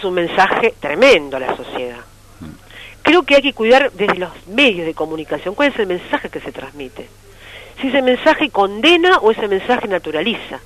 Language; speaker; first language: Spanish; native; Spanish